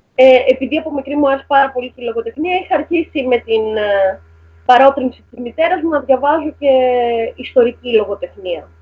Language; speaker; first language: Greek; native; Greek